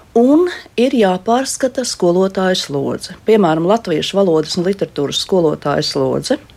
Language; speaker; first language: Latvian; native; Latvian